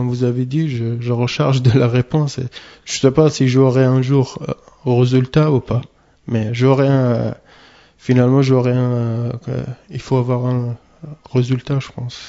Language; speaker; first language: French; non-native, learner; Arabic